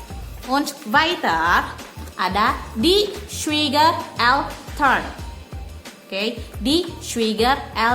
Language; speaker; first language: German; non-native, learner; Indonesian